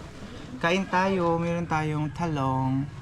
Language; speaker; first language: Filipino; native; Filipino